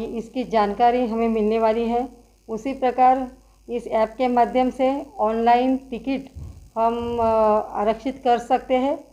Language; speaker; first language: Hindi; non-native, local second language; Marathi